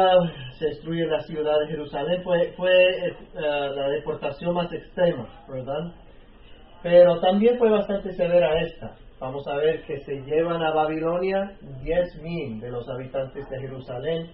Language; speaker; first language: Spanish; native; Spanish